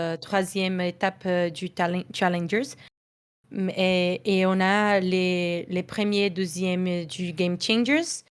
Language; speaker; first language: French; non-native, fluent; Portuguese